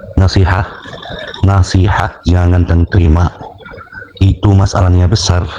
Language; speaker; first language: Indonesian; non-native, learner; Arabic